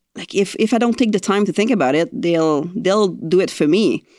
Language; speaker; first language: English; non-native, fluent; French